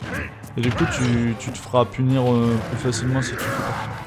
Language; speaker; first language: French; native; French